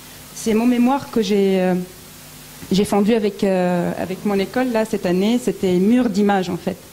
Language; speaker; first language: French; non-native, fluent; Arabic